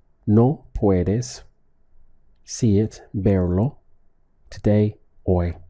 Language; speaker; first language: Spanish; non-native, fluent; English